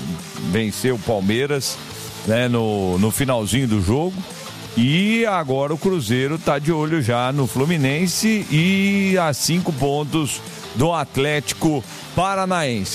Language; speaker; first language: Portuguese; native; Portuguese